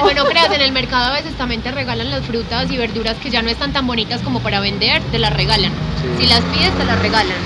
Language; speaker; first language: Spanish; native; Spanish